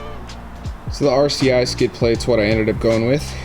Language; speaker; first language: English; native; English